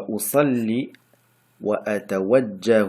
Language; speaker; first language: Arabic; non-native, fluent; French